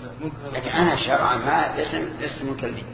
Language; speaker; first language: Arabic; native; Arabic